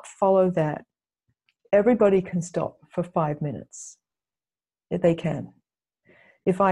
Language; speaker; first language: English; native; English